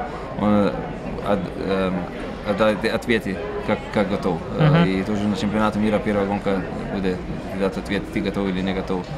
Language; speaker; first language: Russian; non-native, fluent; Slovenian